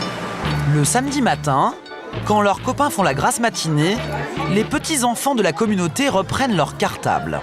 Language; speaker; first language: French; native; French